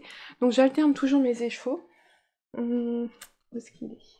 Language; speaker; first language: French; native; French